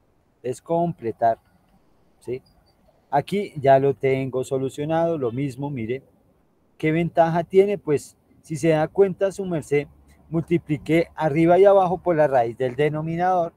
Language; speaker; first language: Spanish; native; Spanish